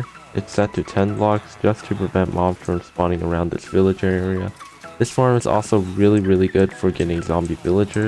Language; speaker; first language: English; native; English